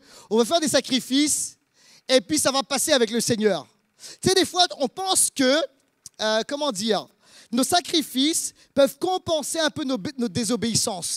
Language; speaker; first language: French; native; French